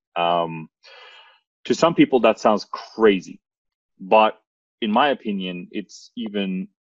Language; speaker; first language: English; non-native, fluent; Norwegian